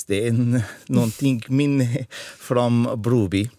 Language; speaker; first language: Swedish; non-native, fluent; Arabic